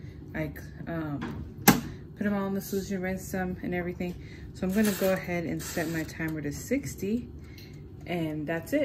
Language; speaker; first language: English; native; English